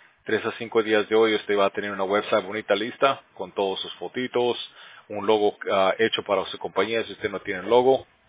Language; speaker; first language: Spanish; early bilingual, heritage; Spanish